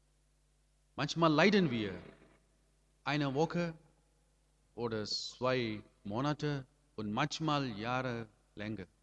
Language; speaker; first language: German; non-native, learner; Amharic